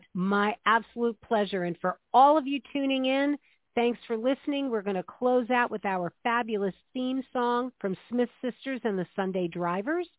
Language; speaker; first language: English; non-native, fluent; French